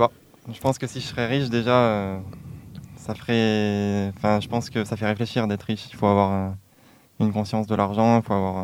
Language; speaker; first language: French; native; French